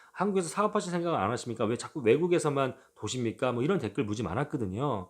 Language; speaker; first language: Korean; native; Korean